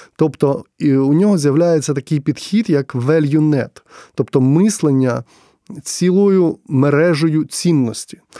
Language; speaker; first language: Ukrainian; non-native, local second language; Russian